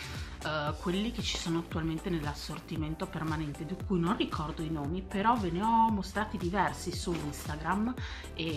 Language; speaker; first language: Italian; native; Italian